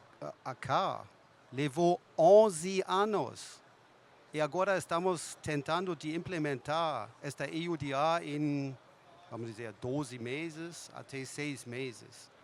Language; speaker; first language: Portuguese; non-native, fluent; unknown